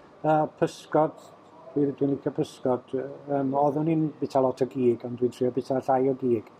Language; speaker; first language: Welsh; native; Welsh